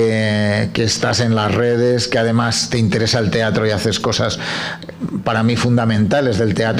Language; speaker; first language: Spanish; native; Spanish